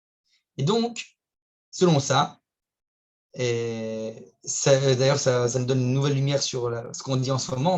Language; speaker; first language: French; native; French